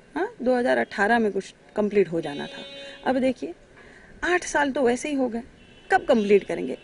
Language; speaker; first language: Hindi; native; Hindi